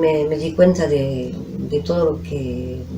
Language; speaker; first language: Spanish; non-native, fluent; French